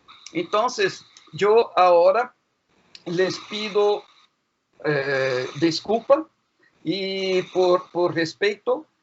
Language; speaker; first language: Spanish; non-native, fluent; Portuguese